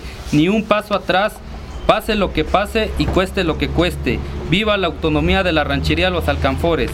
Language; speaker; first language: Spanish; native; Spanish